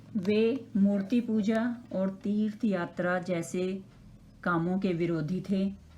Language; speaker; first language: Hindi; native; Hindi